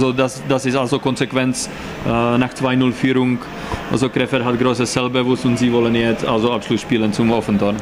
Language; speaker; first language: German; non-native, learner; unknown